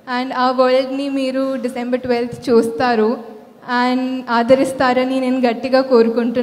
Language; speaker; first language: Telugu; non-native, fluent; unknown